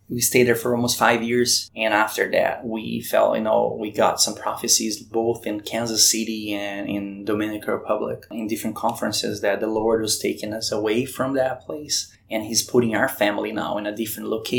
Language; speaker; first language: English; non-native, fluent; Portuguese